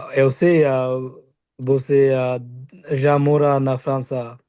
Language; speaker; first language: Portuguese; non-native, learner; Bangla